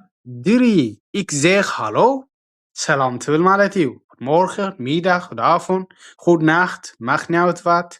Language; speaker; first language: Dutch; non-native, fluent; Tigrinya